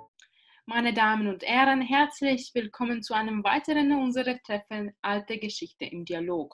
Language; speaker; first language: German; non-native, fluent; Italian